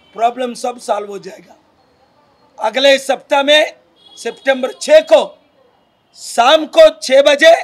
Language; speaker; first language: Hindi; non-native, local second language; Telugu